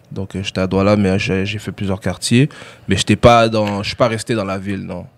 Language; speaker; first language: French; early bilingual, other home language; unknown